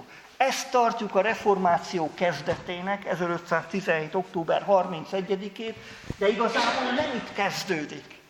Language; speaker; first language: Hungarian; native; Hungarian